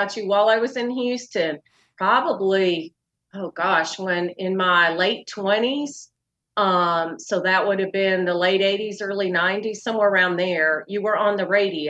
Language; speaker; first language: English; native; English